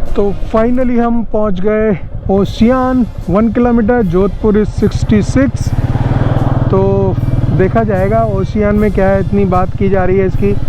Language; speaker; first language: Hindi; native; Hindi